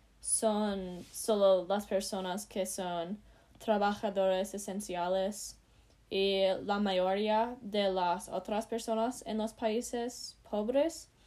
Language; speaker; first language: Spanish; non-native, learner; English